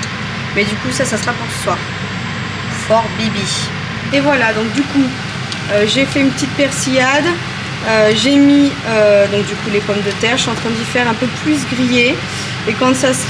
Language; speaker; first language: French; native; French